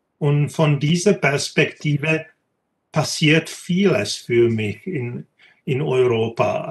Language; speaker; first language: German; non-native, fluent; Czech